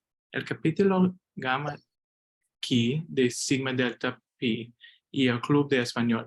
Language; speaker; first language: Spanish; non-native, learner; English